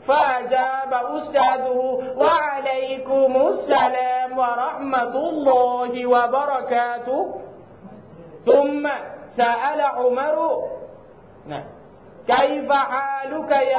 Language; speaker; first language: Arabic; non-native, fluent; Thai